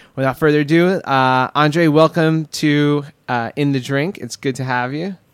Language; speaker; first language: English; native; English